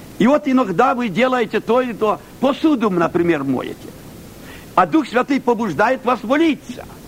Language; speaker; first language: Russian; non-native, local second language; Ukrainian